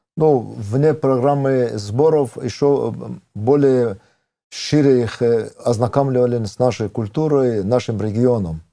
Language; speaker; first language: Russian; non-native, local second language; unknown